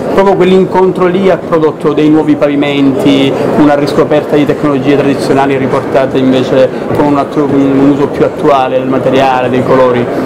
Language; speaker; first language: Italian; native; Italian